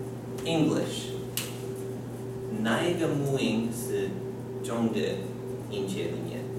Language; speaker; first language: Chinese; non-native, fluent; English